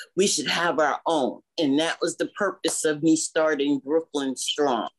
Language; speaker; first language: English; native; English